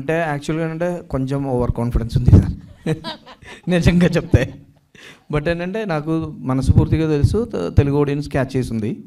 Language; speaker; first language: Telugu; non-native, learner; Malayalam